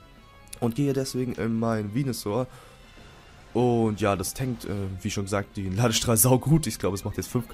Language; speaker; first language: German; native; German